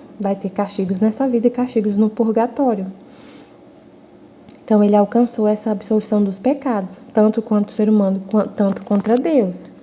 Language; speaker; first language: Portuguese; native; Portuguese